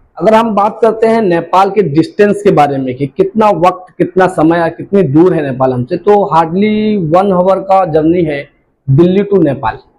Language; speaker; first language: Hindi; native; Hindi